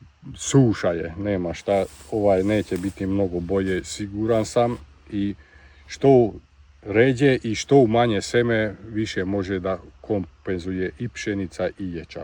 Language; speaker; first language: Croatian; non-native, local second language; Hungarian